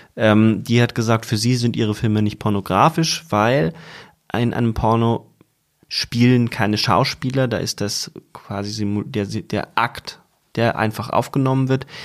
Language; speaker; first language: German; native; German